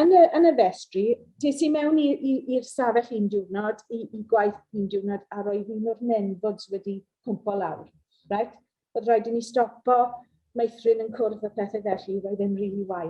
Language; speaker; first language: Welsh; non-native, local second language; English